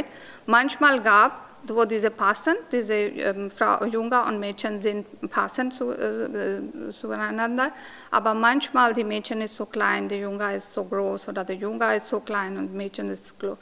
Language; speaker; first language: German; non-native, learner; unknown